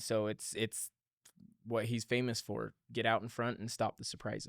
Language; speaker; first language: English; native; English